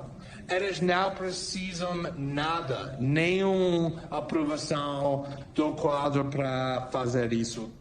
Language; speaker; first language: Portuguese; non-native, fluent; English